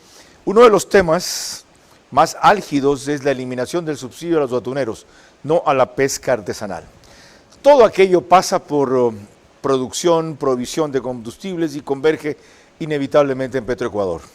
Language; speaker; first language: Spanish; native; Spanish